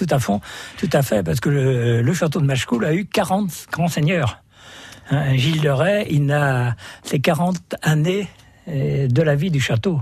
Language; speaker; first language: French; native; French